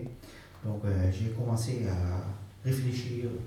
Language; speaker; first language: French; non-native, fluent; Arabic